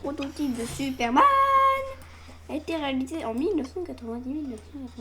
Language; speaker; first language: French; native; French